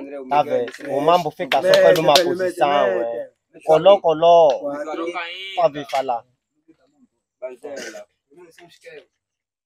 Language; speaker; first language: Portuguese; non-native, learner; Vietnamese